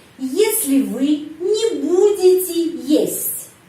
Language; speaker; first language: Russian; non-native, fluent; Indonesian